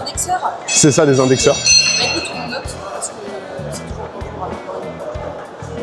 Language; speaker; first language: French; native; French